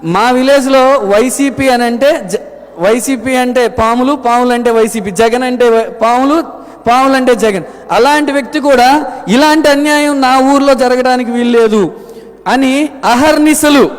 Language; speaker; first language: Telugu; native; Telugu